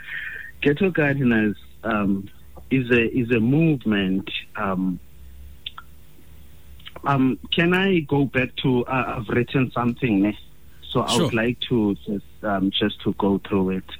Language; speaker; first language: English; non-native, local second language; Xhosa